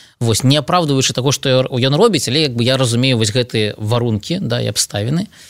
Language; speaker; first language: Belarusian; non-native, local second language; Russian